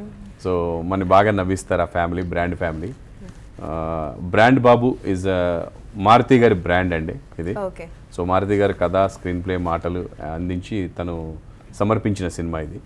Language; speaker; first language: Telugu; native; Telugu